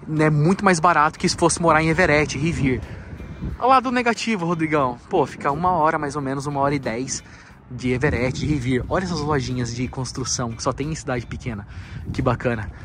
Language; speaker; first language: Portuguese; native; Portuguese